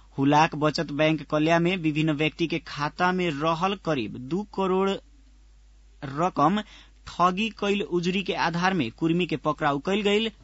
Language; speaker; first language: Bhojpuri; native; Bhojpuri